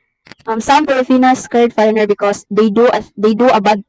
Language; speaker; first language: English; non-native, learner; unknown